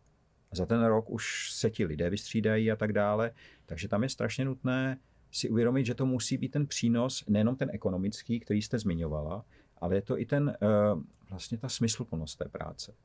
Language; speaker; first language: Czech; native; Czech